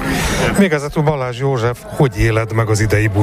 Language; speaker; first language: Hungarian; native; Hungarian